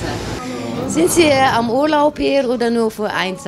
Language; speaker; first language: German; non-native, learner; Dutch